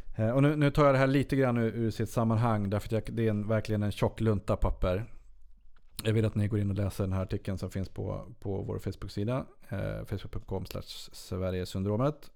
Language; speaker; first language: Swedish; native; Swedish